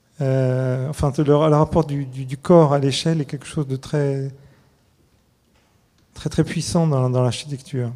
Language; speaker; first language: French; native; French